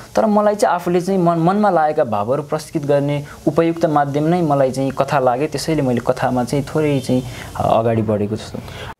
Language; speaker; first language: Nepali; native; Nepali